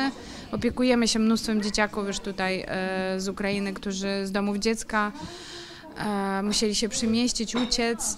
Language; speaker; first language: Polish; non-native, fluent; Ukrainian